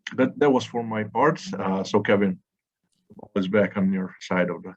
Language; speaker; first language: English; non-native, fluent; Hungarian